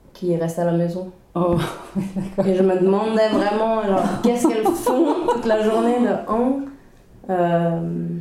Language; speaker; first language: French; early bilingual, other home language; Swedish